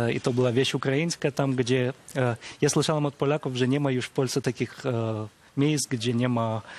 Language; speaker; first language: Polish; early bilingual, other home language; Ukrainian